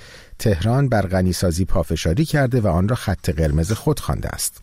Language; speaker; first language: Persian; native; Persian